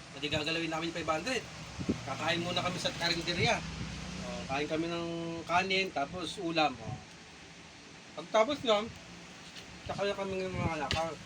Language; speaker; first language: Filipino; native; Filipino